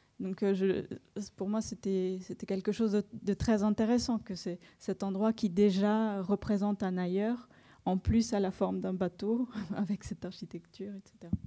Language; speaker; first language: French; non-native, fluent; Spanish